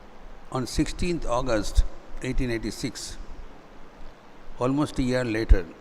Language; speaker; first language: English; non-native, local second language; Hindi